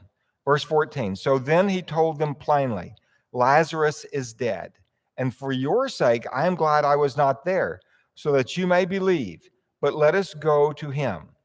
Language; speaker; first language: English; native; English